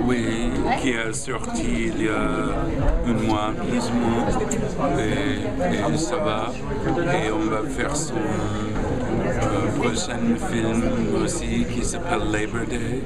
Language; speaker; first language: French; non-native, fluent; English